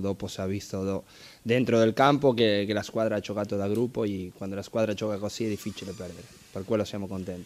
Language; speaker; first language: Italian; non-native, fluent; Spanish